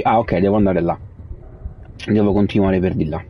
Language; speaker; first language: Italian; native; Italian